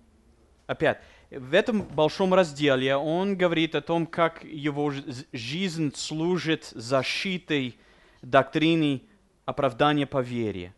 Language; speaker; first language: Russian; non-native, fluent; English